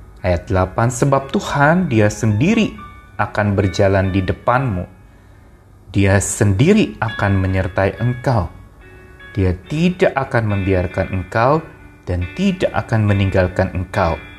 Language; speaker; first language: Indonesian; native; Indonesian